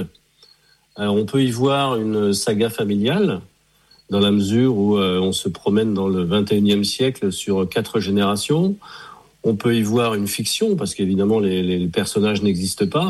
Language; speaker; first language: French; native; French